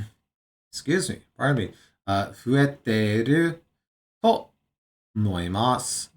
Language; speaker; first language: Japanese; non-native, learner; English